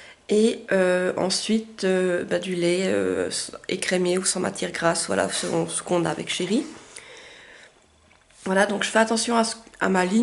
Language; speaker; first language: French; native; French